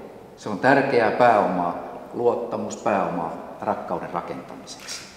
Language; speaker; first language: Finnish; native; Finnish